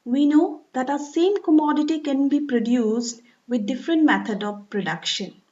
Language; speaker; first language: English; non-native, local second language; Assamese